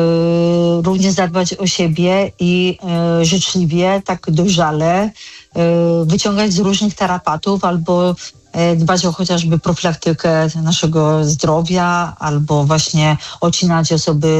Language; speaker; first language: Polish; native; Polish